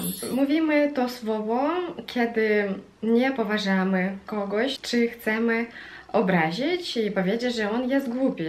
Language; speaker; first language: Polish; non-native, fluent; Russian